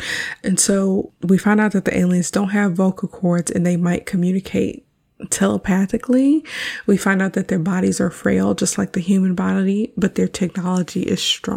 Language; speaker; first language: English; native; English